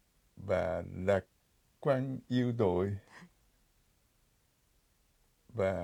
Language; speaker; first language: Vietnamese; non-native, fluent; Japanese